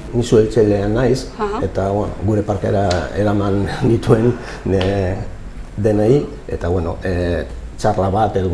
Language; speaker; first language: Basque; non-native, local second language; Spanish